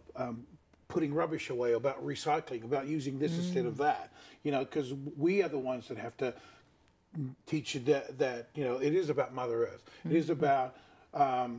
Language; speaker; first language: English; native; English